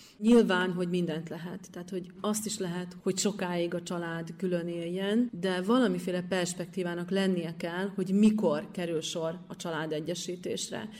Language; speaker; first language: Hungarian; native; Hungarian